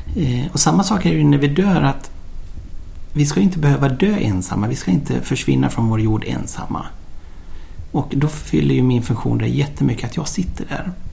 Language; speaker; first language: Swedish; native; Swedish